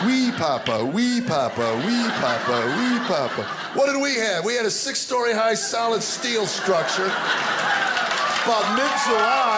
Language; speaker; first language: English; native; English